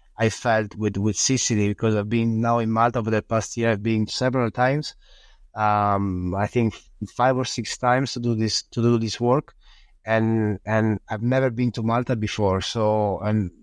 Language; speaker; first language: English; non-native, fluent; Italian